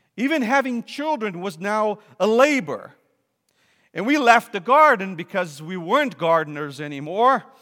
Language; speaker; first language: English; non-native, fluent; Portuguese